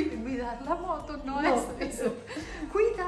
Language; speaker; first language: Spanish; non-native, fluent; Italian